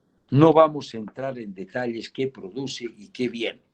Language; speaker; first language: Spanish; native; Spanish